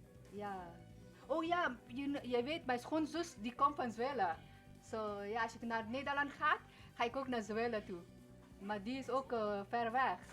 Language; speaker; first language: Dutch; early bilingual, other home language; Persian